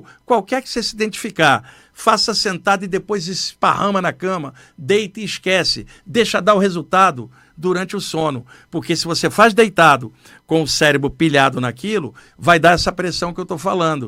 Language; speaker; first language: Portuguese; native; Portuguese